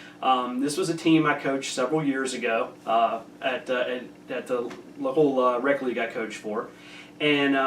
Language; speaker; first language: English; native; English